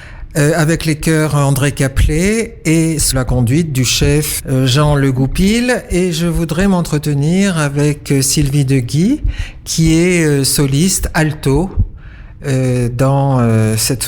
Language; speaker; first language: French; native; French